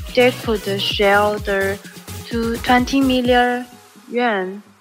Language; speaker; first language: English; non-native, learner; Chinese